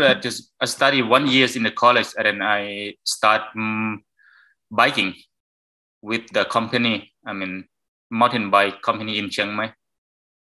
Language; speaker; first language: English; non-native, learner; Thai